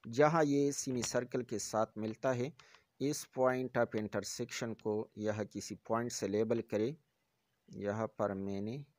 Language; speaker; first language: Urdu; non-native, local second language; Pashto